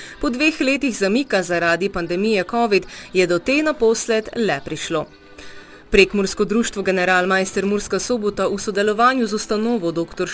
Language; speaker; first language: Slovenian; native; Slovenian